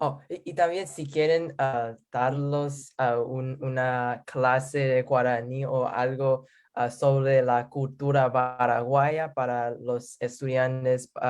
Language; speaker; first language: Spanish; non-native, learner; English